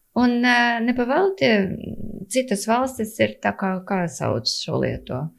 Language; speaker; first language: Latvian; non-native, local second language; Russian